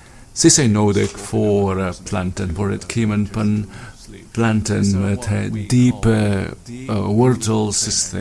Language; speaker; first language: Dutch; non-native, learner; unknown